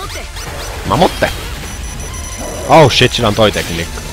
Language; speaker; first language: Finnish; native; Finnish